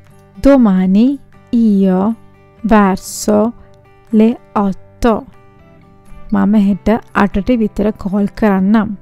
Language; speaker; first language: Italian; non-native, fluent; Sinhala